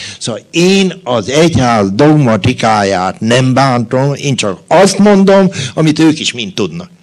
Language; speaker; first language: Hungarian; native; Hungarian